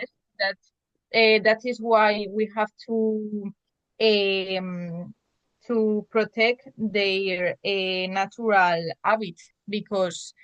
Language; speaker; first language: English; non-native, learner; Spanish